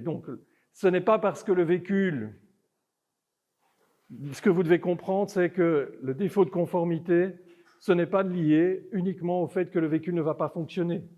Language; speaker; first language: French; native; French